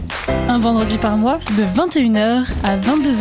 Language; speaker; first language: French; native; French